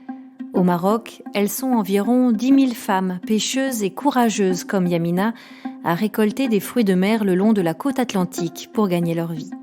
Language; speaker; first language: French; native; French